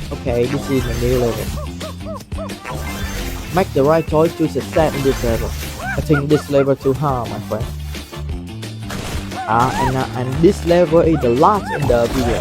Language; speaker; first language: English; non-native, learner; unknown